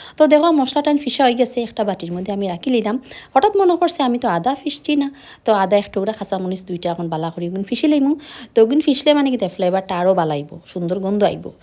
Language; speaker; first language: Bangla; non-native, local second language; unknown